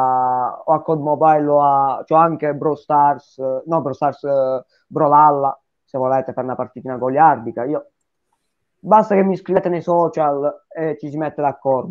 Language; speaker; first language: Italian; native; Italian